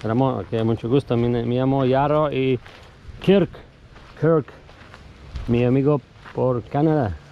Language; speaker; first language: Spanish; non-native, learner; Polish